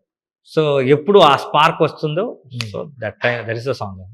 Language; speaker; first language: Telugu; non-native, local second language; Kannada